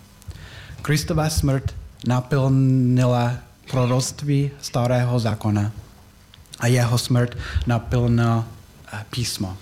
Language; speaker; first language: Czech; non-native, learner; English